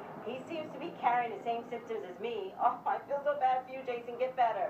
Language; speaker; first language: English; native; English